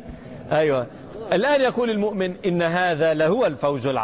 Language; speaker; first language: Arabic; native; Arabic